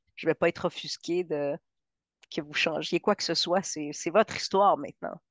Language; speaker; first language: French; non-native, fluent; Spanish